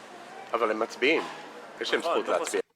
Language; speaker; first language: Hebrew; non-native, fluent; English